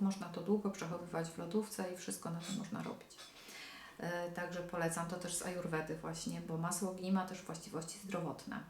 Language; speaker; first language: Polish; native; Polish